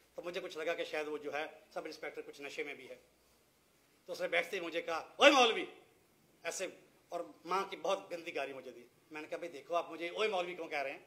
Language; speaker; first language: Urdu; non-native, local second language; Punjabi